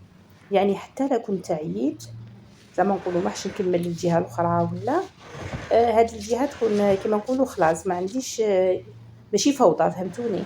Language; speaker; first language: Arabic; native; Arabic